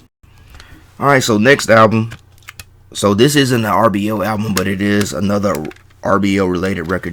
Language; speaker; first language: English; native; English